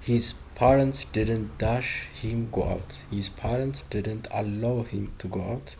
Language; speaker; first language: English; non-native, local second language; Amharic